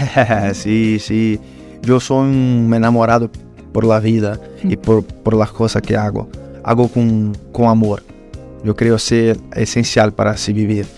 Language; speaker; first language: Spanish; non-native, learner; Portuguese